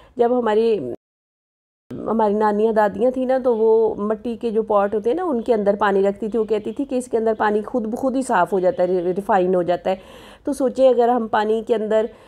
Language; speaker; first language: Urdu; native; Urdu